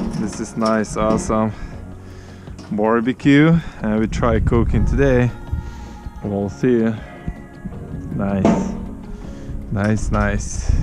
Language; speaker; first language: English; non-native, learner; Ukrainian